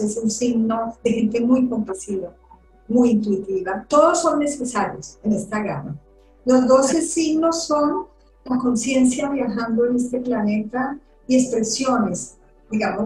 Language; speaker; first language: Spanish; native; Spanish